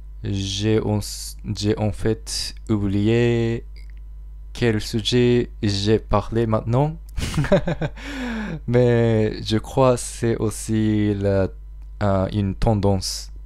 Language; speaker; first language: French; non-native, learner; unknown